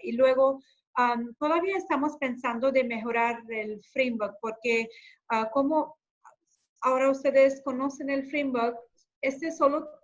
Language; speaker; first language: Spanish; non-native, fluent; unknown